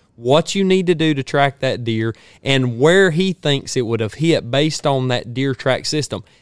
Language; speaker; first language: English; native; English